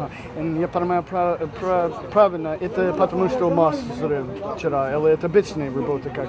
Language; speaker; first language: Russian; non-native, learner; English